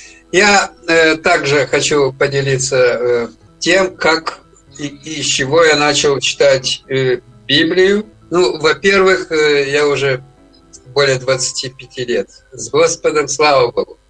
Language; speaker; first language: Ukrainian; non-native, local second language; Russian